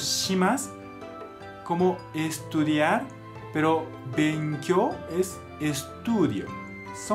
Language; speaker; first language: Spanish; non-native, learner; Japanese